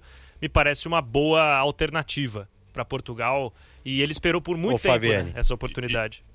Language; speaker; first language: Portuguese; native; Portuguese